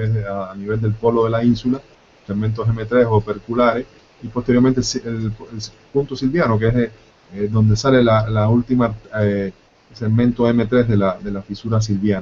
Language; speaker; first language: Spanish; native; Spanish